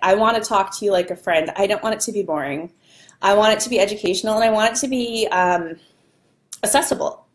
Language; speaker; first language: English; native; English